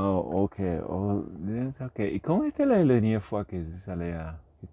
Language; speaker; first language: French; non-native, learner; Spanish